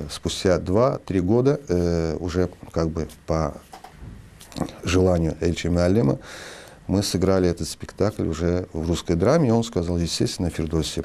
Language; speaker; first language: Russian; non-native, local second language; Azerbaijani